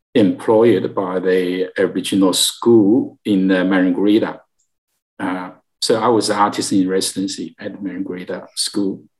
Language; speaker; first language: English; non-native, learner; Chinese